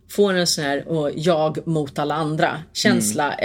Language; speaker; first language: Swedish; native; Swedish